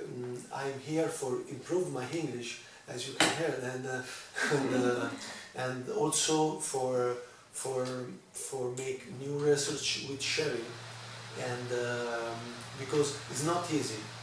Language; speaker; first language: English; non-native, learner; Italian